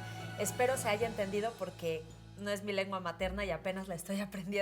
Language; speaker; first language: Spanish; native; Spanish